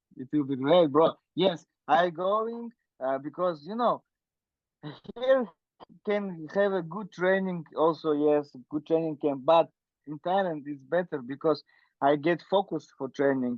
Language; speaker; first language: English; non-native, learner; Russian